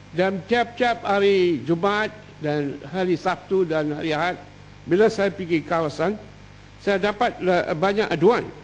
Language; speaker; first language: Malay; non-native, local second language; Tamil